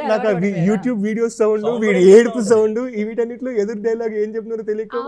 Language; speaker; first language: Telugu; native; Telugu